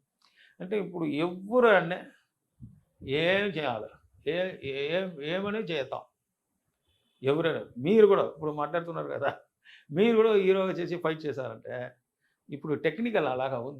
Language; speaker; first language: Telugu; non-native, learner; Tamil